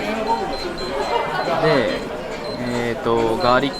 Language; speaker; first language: Japanese; non-native, fluent; Sinhala